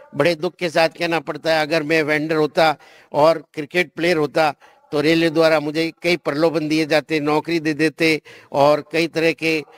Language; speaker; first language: Hindi; native; Hindi